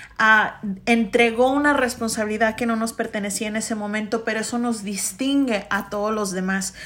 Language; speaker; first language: Spanish; early bilingual, heritage; Spanish